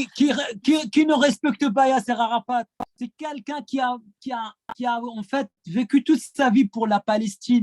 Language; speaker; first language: French; non-native, fluent; Arabic